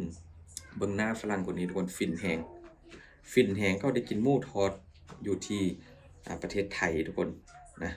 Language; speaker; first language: Thai; non-native, local second language; Northeastern Thai